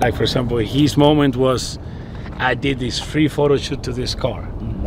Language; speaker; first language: English; non-native, fluent; Spanish